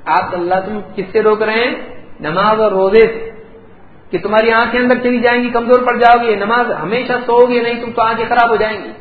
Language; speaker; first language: Urdu; native; Urdu